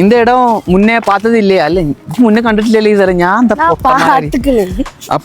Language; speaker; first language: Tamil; non-native, learner; Malayalam